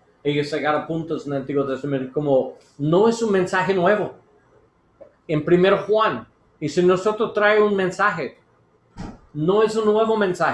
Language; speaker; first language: Spanish; non-native, learner; English